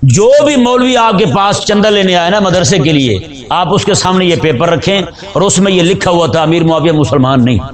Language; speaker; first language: Urdu; native; Urdu